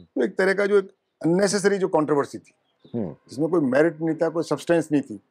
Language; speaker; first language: Hindi; native; Hindi